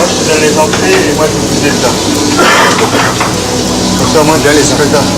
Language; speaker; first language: French; native; French